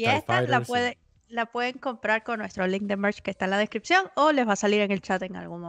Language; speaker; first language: Spanish; native; Spanish